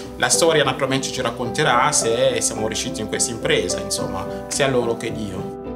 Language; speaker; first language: Italian; non-native, fluent; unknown